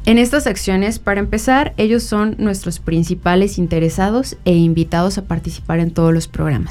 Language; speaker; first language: Spanish; native; Spanish